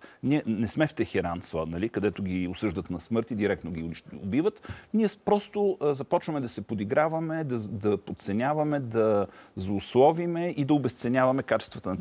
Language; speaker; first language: Bulgarian; native; Bulgarian